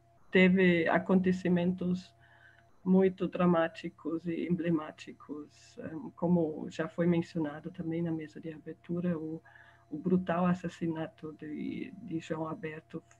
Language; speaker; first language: Portuguese; non-native, fluent; German